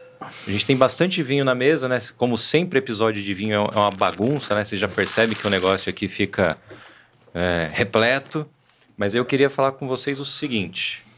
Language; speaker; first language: Portuguese; native; Portuguese